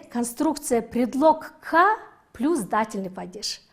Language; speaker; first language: Russian; non-native, fluent; Mongolian